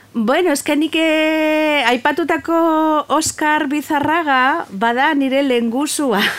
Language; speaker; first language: Basque; native; Basque